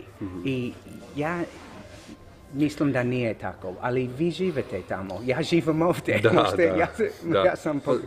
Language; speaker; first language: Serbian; non-native, learner; English